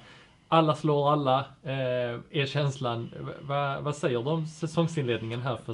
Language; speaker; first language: Swedish; native; Swedish